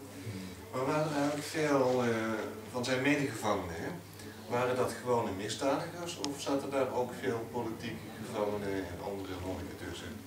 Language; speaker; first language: Dutch; native; Dutch